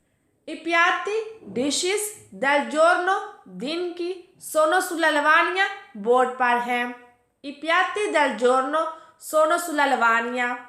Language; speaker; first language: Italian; non-native, fluent; Urdu